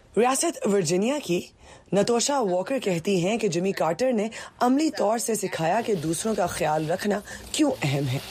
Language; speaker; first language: Urdu; native; Urdu